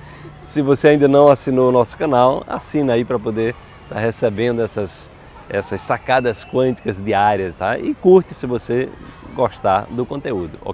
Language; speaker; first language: Portuguese; native; Portuguese